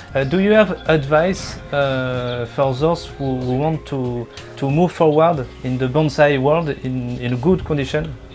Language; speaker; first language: English; non-native, learner; French